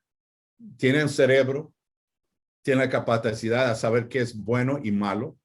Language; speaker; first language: Spanish; non-native, fluent; English